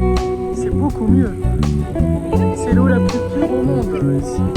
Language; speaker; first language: French; native; French